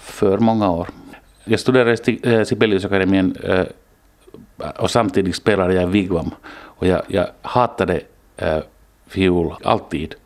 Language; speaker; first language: Swedish; non-native, local second language; Finnish